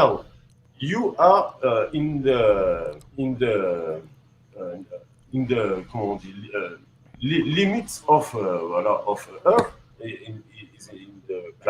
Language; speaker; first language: English; non-native, learner; French